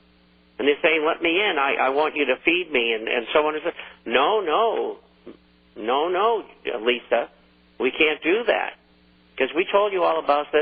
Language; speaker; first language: English; native; English